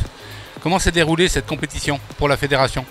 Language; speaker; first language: French; native; French